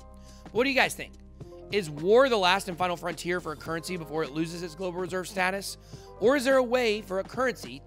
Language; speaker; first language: English; native; English